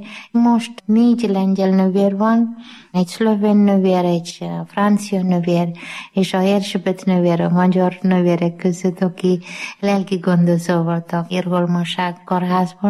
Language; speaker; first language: Hungarian; non-native, learner; Malayalam